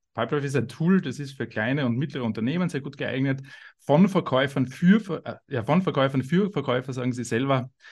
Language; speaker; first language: German; native; German